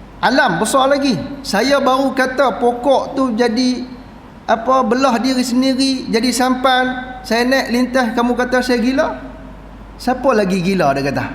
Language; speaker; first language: Malay; native; Malay